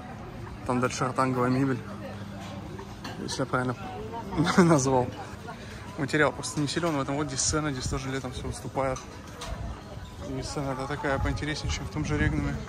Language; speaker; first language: Russian; native; Russian